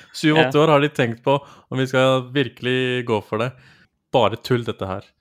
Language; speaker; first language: Norwegian; early bilingual, other home language; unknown